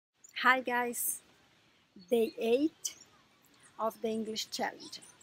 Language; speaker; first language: English; non-native, learner; Portuguese